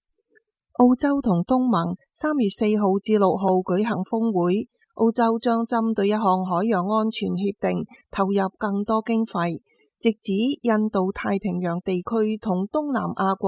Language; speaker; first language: Chinese; non-native, local second language; Cantonese